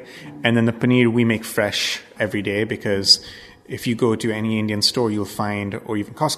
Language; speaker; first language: English; non-native, local second language; Bangla